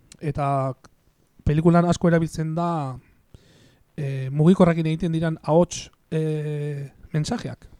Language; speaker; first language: Basque; native; Basque